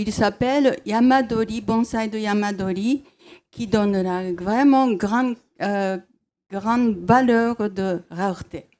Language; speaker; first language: French; non-native, fluent; Japanese